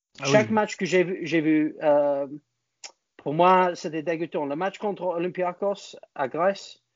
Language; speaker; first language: French; non-native, learner; English